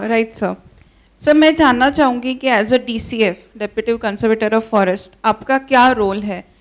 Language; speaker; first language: Hindi; non-native, local second language; Marathi